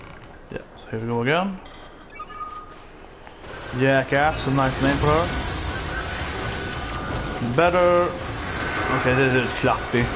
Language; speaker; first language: English; non-native, fluent; Swedish